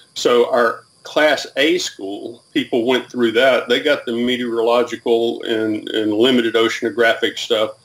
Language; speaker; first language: English; native; English